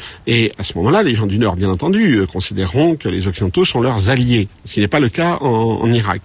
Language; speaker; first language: French; native; French